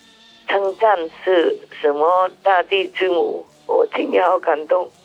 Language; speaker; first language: Chinese; non-native, fluent; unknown